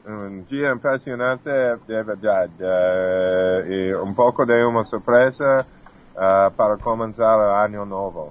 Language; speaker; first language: Portuguese; non-native, fluent; English